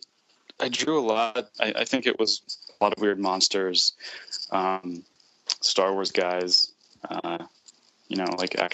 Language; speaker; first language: English; native; English